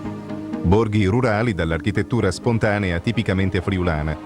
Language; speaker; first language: Italian; native; Italian